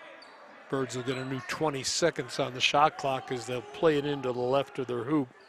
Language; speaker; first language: English; native; English